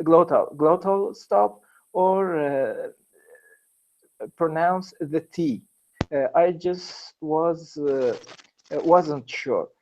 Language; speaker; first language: English; non-native, learner; Persian